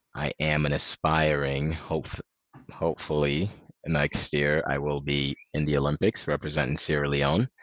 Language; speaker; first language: English; early bilingual, other home language; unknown